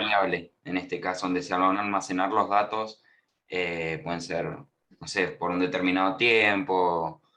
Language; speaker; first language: Spanish; native; Spanish